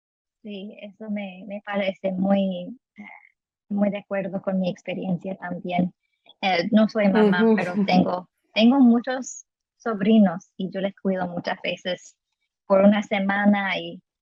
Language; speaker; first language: Spanish; non-native, fluent; English